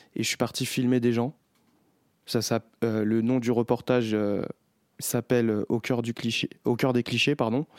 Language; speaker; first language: French; native; French